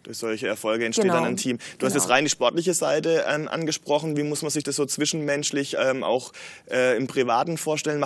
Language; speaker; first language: German; native; German